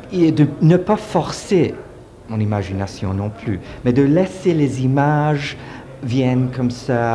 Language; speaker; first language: French; early bilingual, heritage; French